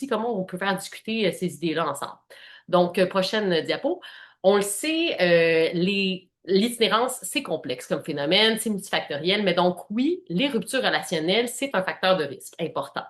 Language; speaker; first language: French; native; French